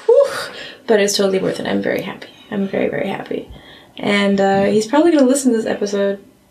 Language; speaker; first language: English; early bilingual, other home language; German